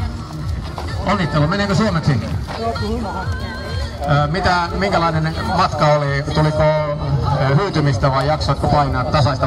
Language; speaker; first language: Finnish; native; Finnish